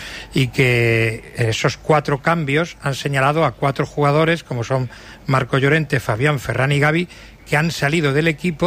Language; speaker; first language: Spanish; native; Spanish